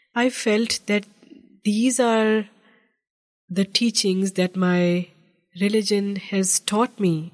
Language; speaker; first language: English; non-native, local second language; Urdu